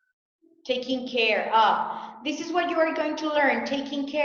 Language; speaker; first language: English; non-native, fluent; Spanish